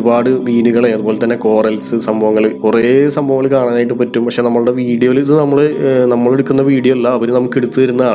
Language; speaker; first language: Malayalam; native; Malayalam